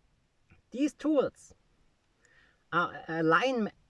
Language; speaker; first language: English; non-native, fluent; German